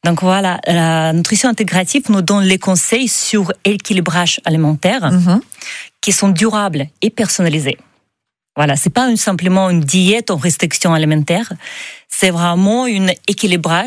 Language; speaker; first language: French; non-native, learner; Russian